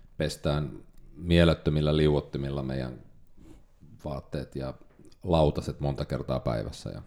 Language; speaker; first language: Finnish; native; Finnish